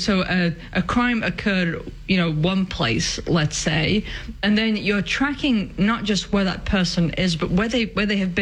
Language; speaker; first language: English; native; English